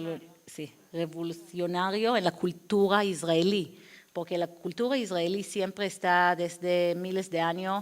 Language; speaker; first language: Spanish; non-native, fluent; Hebrew